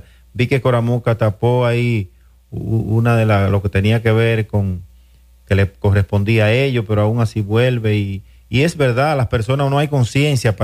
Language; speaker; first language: Spanish; native; Spanish